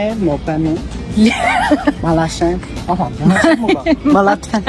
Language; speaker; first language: Korean; non-native, learner; Burmese